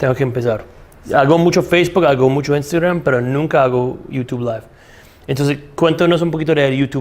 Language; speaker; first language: Spanish; non-native, fluent; English